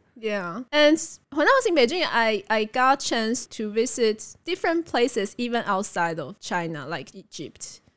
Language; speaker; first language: English; non-native, fluent; Chinese